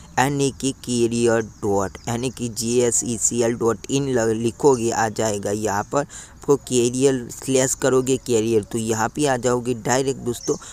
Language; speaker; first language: Hindi; non-native, local second language; Gujarati